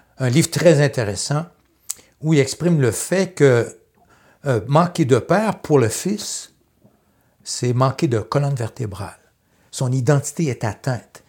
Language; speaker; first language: French; native; French